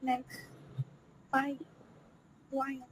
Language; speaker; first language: English; non-native, learner; Indonesian